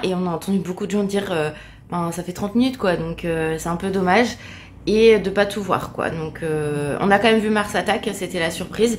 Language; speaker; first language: French; native; French